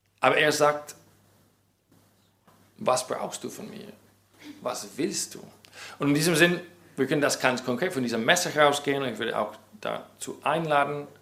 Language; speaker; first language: German; non-native, fluent; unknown